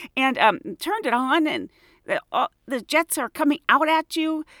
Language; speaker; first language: English; native; English